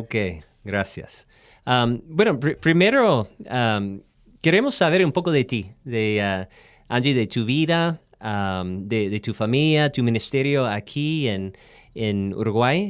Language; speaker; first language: Spanish; non-native, fluent; English